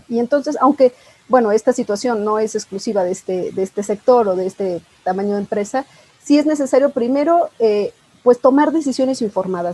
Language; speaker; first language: Spanish; native; Spanish